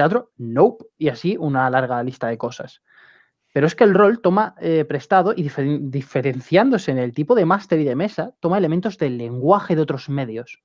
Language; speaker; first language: Spanish; native; Spanish